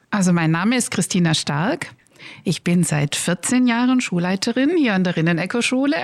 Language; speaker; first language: German; native; German